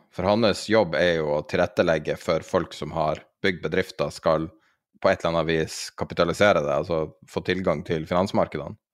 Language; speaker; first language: Norwegian; native; Norwegian